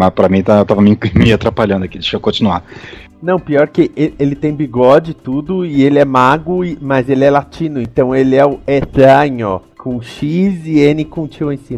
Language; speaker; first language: Portuguese; native; Portuguese